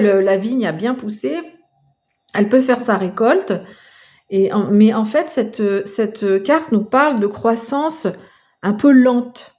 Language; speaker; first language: French; native; French